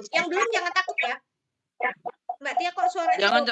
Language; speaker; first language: Indonesian; native; Indonesian